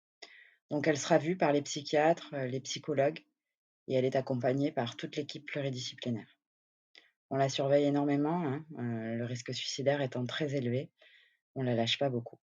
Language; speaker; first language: French; native; French